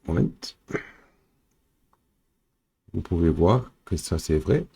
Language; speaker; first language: French; non-native, fluent; German